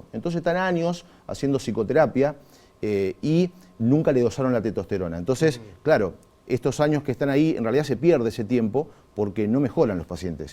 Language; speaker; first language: Spanish; native; Spanish